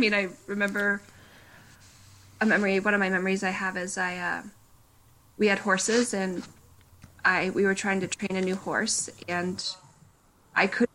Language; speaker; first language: English; native; English